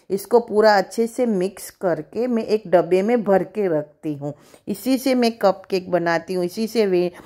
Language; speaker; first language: Hindi; native; Hindi